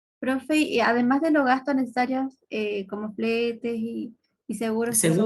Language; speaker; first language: Spanish; native; Spanish